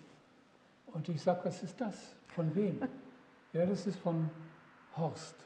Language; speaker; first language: German; native; German